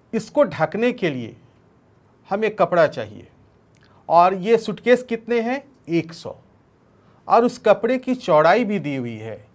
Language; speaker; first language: Hindi; native; Hindi